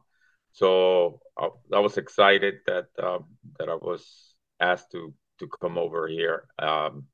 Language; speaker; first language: English; non-native, fluent; Spanish